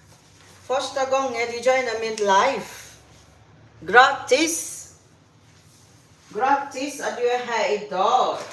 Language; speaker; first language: Swedish; non-native, fluent; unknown